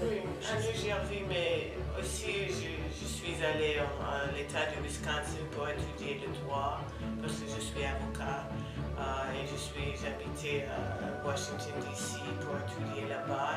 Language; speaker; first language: French; non-native, fluent; English